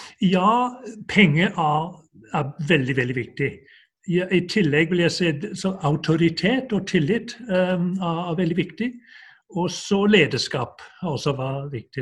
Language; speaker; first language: Norwegian; non-native, fluent; English